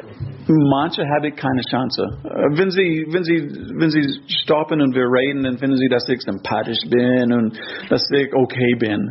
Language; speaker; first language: German; non-native, fluent; English